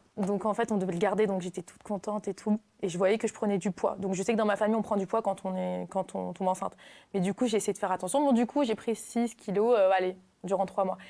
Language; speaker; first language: French; native; French